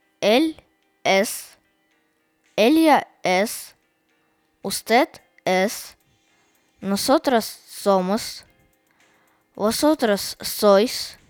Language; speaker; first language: Spanish; non-native, learner; Russian